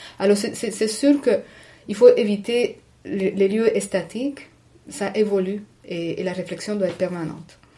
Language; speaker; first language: French; non-native, fluent; Spanish